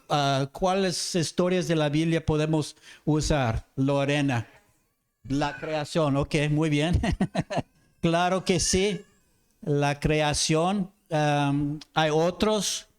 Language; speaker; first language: Spanish; non-native, fluent; English